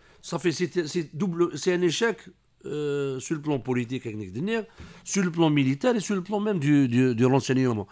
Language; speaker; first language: French; non-native, local second language; Kabyle